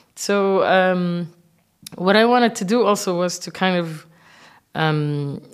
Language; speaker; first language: English; non-native, fluent; Arabic